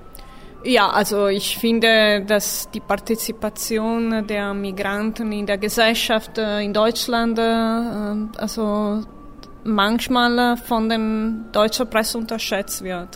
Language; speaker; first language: German; non-native, fluent; Italian